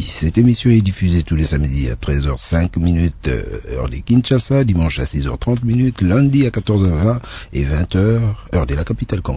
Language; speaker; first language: French; native; French